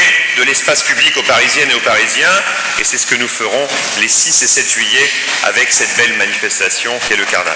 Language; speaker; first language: French; native; French